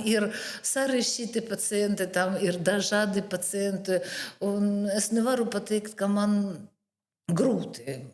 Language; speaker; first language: Latvian; non-native, learner; Russian